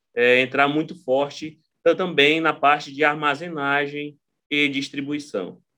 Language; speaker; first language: Portuguese; native; Portuguese